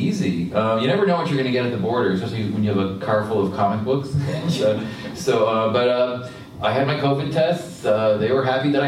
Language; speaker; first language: English; native; English